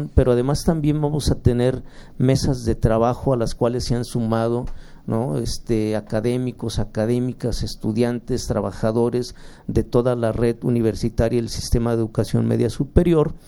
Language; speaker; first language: Spanish; native; Spanish